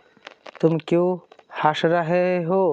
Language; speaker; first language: Hindi; non-native, learner; Bangla